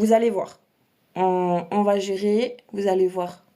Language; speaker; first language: French; native; French